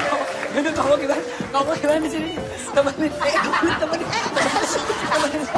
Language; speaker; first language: Indonesian; native; Indonesian